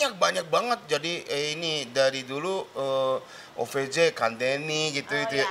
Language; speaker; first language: Indonesian; non-native, fluent; Japanese